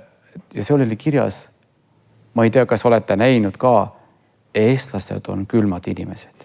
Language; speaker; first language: Estonian; non-native, fluent; Kurdish